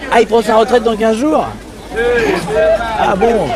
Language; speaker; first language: French; native; French